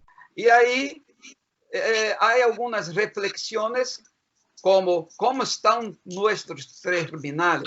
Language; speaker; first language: Spanish; non-native, fluent; Portuguese